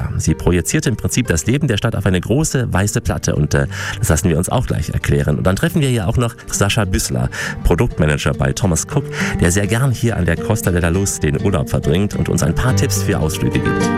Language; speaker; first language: German; native; German